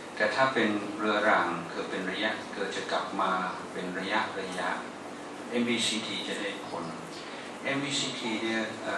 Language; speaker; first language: Thai; non-native, fluent; English